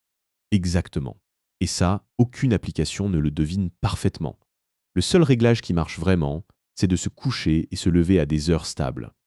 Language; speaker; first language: French; native; French